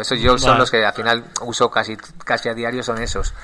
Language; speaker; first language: Spanish; native; Spanish